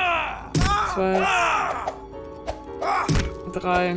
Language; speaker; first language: German; native; German